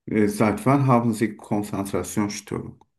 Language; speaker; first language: German; non-native, learner; Turkish